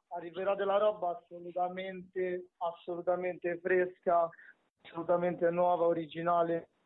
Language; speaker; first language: Italian; early bilingual, other home language; Romanian